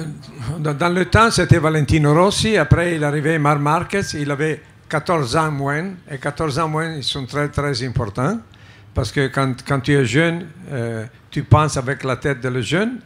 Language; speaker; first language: French; non-native, fluent; Italian